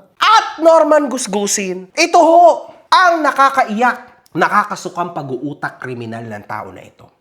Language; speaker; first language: Filipino; native; Filipino